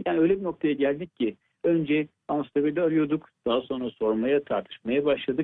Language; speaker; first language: Turkish; native; Turkish